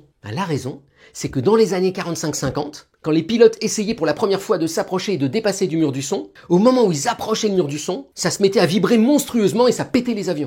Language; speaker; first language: French; native; French